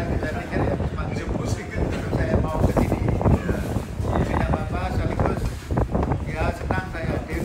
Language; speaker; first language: Indonesian; native; Indonesian